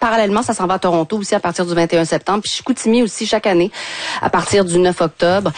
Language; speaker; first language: French; native; French